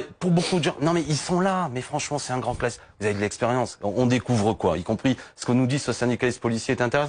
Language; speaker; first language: French; native; French